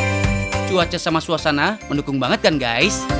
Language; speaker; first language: Indonesian; native; Indonesian